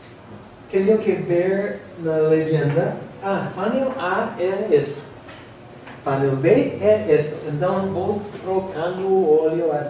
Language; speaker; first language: Portuguese; non-native, fluent; English